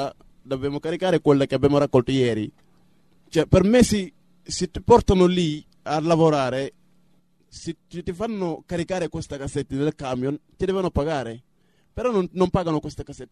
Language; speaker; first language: Italian; non-native, fluent; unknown